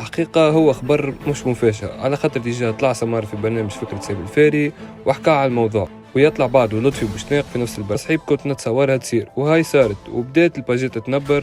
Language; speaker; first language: Arabic; native; Arabic